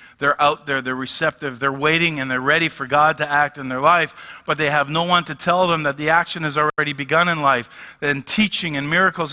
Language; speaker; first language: English; native; English